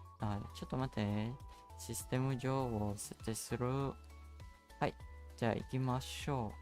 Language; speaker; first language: Japanese; non-native, learner; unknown